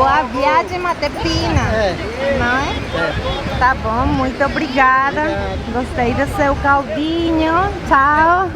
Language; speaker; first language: Portuguese; non-native, learner; Spanish